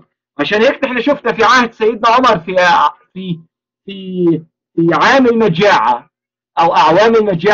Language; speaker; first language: Arabic; native; Arabic